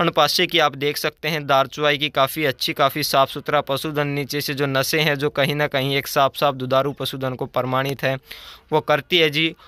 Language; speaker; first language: Hindi; native; Hindi